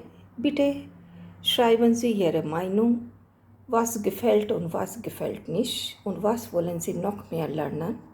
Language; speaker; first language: German; non-native, learner; Hindi